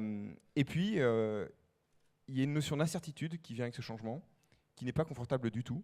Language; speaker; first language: French; native; French